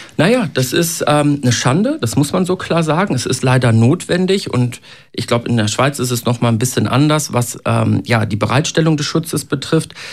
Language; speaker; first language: German; native; German